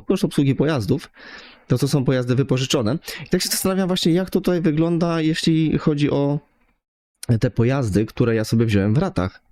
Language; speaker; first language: Polish; native; Polish